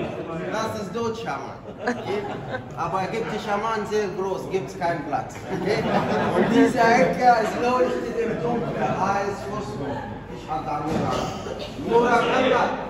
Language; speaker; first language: German; non-native, learner; Arabic